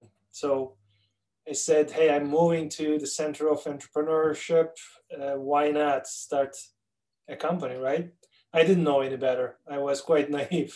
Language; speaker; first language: English; non-native, fluent; Turkish